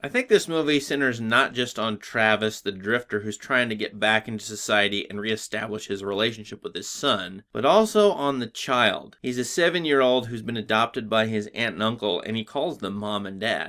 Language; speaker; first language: English; native; English